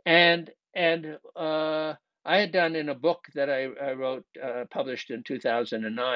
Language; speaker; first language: English; native; English